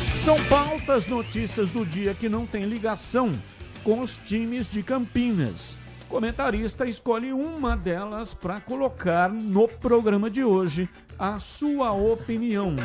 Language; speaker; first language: Portuguese; native; Portuguese